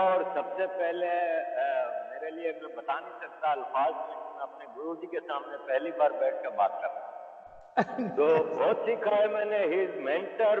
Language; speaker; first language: Urdu; non-native, local second language; Memoni